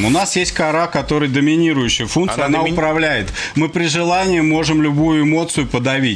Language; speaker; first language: Russian; native; Russian